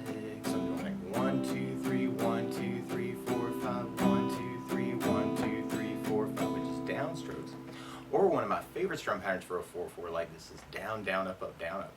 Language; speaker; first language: English; native; English